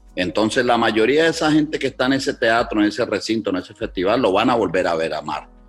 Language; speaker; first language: Spanish; native; Spanish